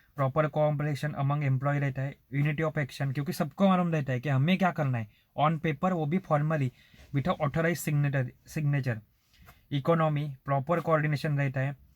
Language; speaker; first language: Hindi; non-native, local second language; Marathi